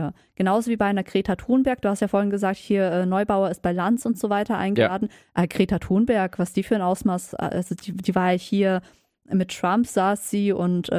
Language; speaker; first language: German; native; German